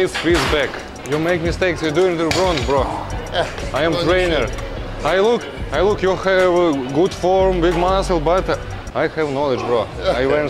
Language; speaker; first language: English; non-native, learner; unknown